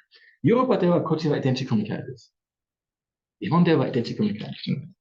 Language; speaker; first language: Japanese; non-native, learner; German